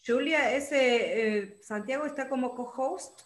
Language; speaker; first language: Portuguese; non-native, learner; Spanish